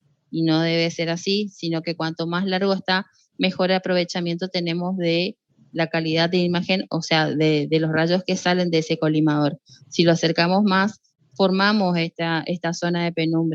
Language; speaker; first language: Spanish; native; Spanish